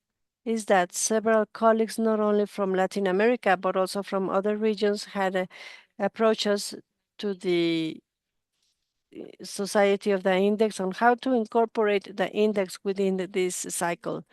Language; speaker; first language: English; non-native, fluent; Spanish